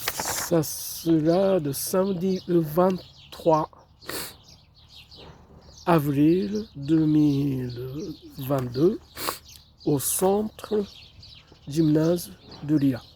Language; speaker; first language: French; non-native, fluent; Japanese